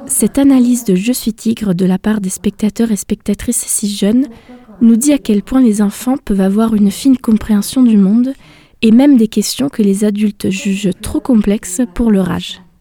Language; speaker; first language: French; native; French